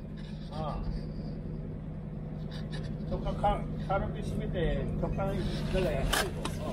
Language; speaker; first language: Japanese; native; Japanese